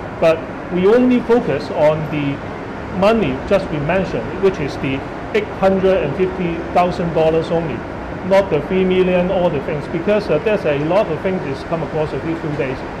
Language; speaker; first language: English; non-native, local second language; Cantonese